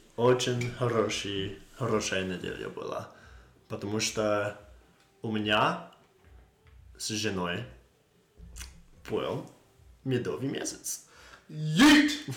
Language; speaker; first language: Russian; non-native, learner; English